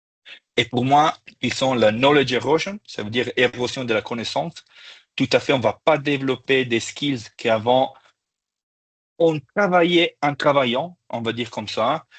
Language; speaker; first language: French; non-native, fluent; Italian